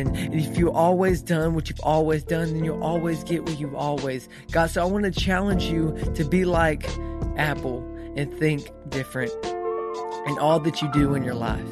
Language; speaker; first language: English; native; English